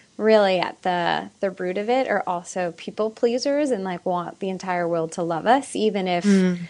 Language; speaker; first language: English; native; English